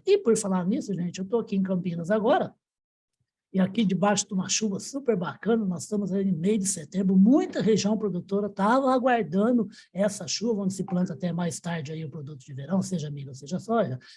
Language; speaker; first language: Portuguese; native; Portuguese